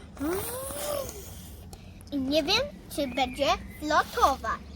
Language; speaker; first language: Polish; early bilingual, heritage; Polish